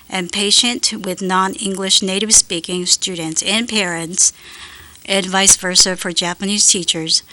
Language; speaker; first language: English; non-native, fluent; Japanese